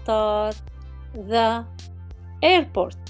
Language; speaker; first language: English; non-native, fluent; Arabic